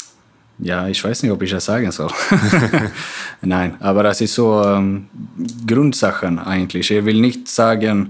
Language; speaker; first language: German; non-native, fluent; Swedish